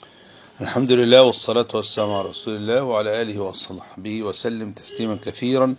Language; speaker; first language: Arabic; native; Arabic